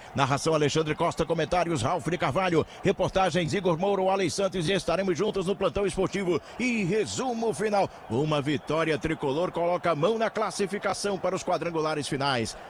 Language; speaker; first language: Portuguese; native; Portuguese